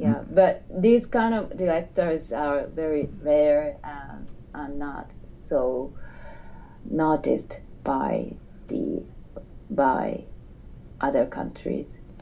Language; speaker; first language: English; non-native, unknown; Japanese